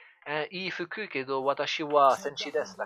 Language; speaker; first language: Japanese; non-native, learner; French